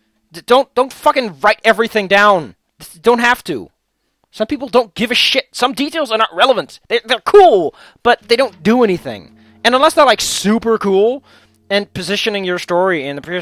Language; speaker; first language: English; non-native, fluent; Dutch